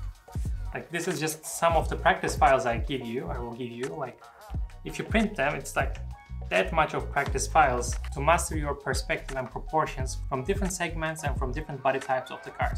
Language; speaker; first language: English; non-native, fluent; Turkish